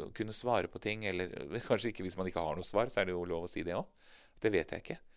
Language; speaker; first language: Norwegian; native; Norwegian